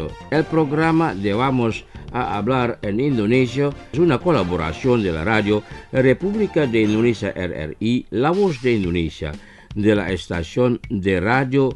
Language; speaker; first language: Spanish; non-native, fluent; Indonesian